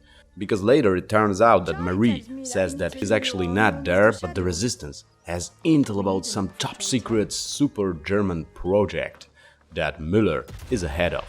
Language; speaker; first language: English; non-native, fluent; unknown